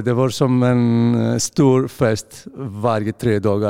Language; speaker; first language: Swedish; non-native, fluent; Greek